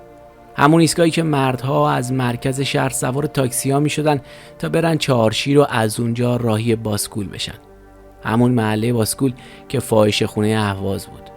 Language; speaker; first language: Persian; native; Persian